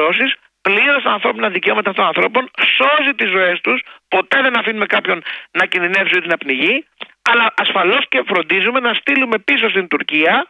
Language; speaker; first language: Greek; native; Greek